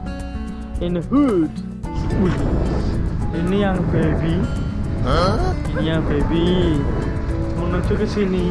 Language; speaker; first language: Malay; non-native, local second language; Javanese